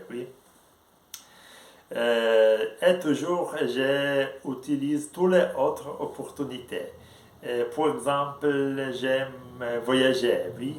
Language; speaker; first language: French; non-native, learner; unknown